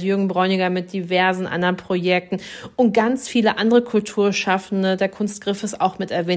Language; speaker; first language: German; native; German